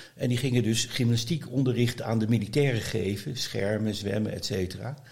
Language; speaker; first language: Dutch; native; Dutch